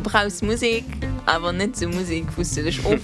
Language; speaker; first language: German; non-native, local second language; Luxembourgish